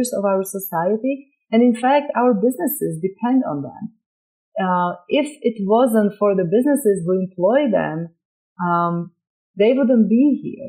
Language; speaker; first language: English; non-native, fluent; Slovak